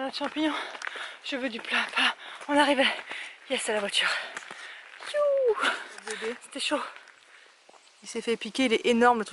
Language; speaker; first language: French; native; French